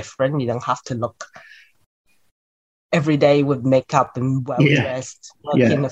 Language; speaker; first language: English; non-native, local second language; Cantonese